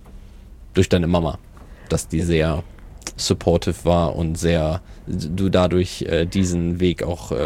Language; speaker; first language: German; native; German